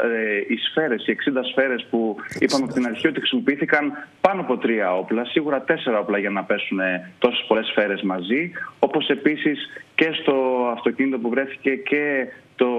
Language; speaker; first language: Greek; native; Greek